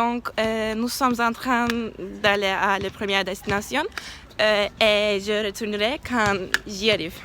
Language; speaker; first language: French; non-native, learner; Turkish